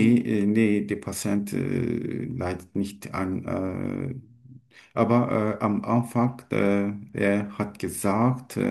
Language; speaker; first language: German; non-native, learner; Turkish